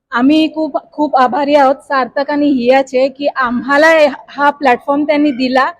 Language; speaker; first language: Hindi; non-native, local second language; Gujarati